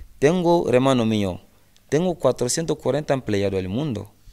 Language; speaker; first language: Spanish; non-native, learner; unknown